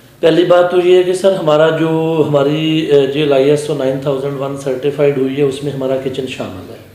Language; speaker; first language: Urdu; non-native, local second language; Punjabi